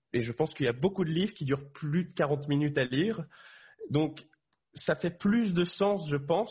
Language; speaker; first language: French; native; French